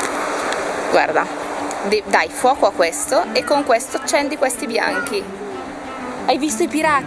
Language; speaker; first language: Italian; native; Italian